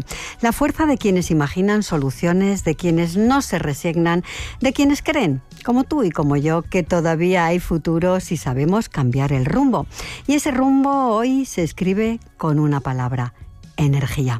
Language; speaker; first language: Spanish; native; Spanish